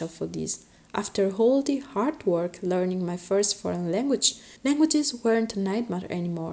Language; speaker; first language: English; early bilingual, other home language; Spanish